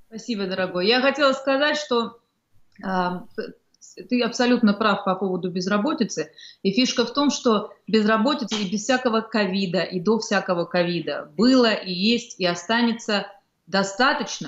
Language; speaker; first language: Russian; native; Russian